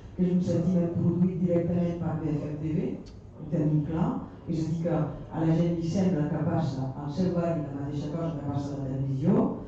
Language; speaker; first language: Catalan; non-native, local second language; French